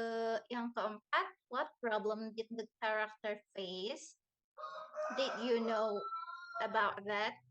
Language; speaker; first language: English; non-native, learner; Indonesian